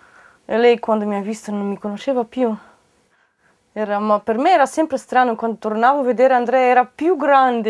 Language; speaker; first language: Italian; non-native, fluent; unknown